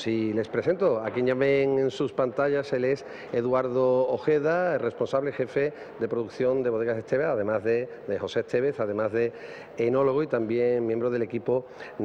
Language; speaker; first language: Spanish; native; Spanish